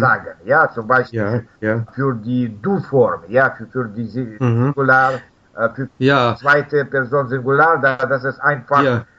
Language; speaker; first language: German; non-native, learner; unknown